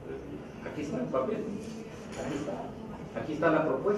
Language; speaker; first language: Spanish; native; Spanish